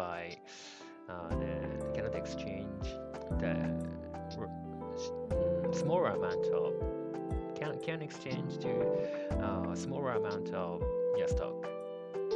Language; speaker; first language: English; non-native, learner; Japanese